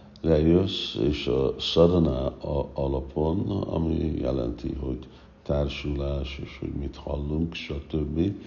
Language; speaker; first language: Hungarian; non-native, fluent; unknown